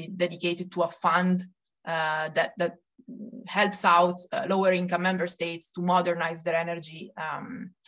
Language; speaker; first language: English; non-native, fluent; Italian